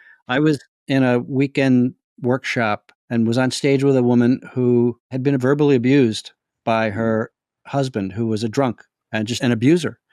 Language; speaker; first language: English; native; English